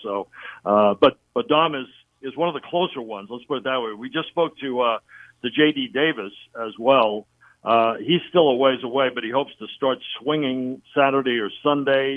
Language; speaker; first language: English; native; English